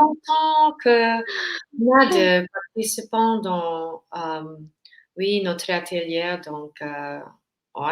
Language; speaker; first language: French; non-native, learner; Filipino